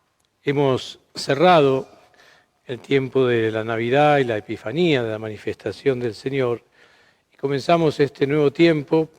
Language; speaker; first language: Spanish; native; Spanish